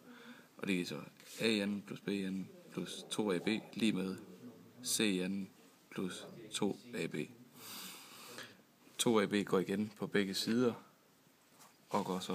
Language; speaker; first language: Danish; native; Danish